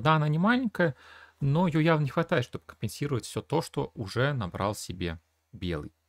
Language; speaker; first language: Russian; native; Russian